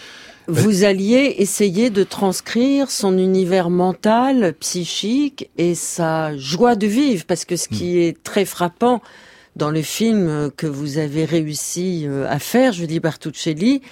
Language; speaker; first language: French; native; French